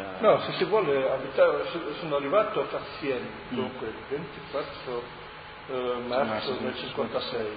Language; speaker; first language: Italian; early bilingual, heritage; Italian